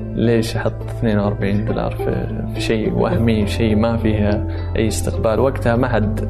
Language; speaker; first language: Arabic; native; Arabic